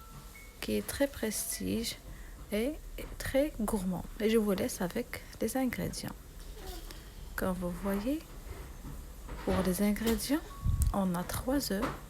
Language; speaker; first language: French; non-native, local second language; Arabic